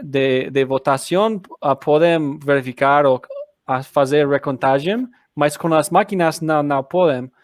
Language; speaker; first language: Portuguese; non-native, learner; English